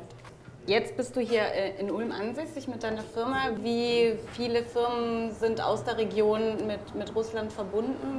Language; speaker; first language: German; native; German